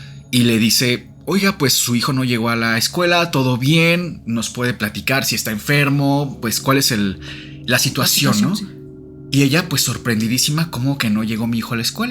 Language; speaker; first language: Spanish; native; Spanish